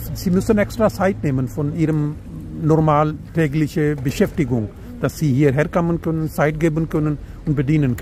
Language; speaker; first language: German; non-native, learner; Urdu